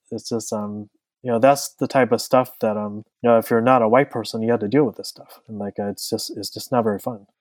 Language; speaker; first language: English; native; English